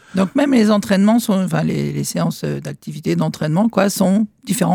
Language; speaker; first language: French; native; French